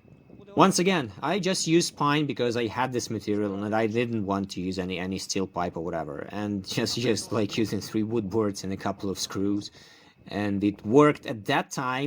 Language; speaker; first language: English; non-native, fluent; Ukrainian